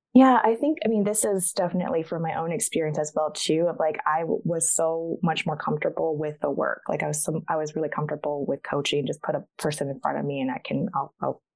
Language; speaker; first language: English; early bilingual, other home language; Chinese